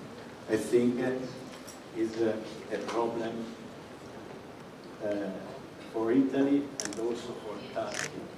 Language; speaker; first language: English; non-native, fluent; Italian